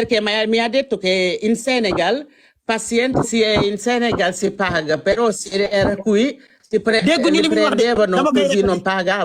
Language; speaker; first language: Italian; non-native, learner; Wolof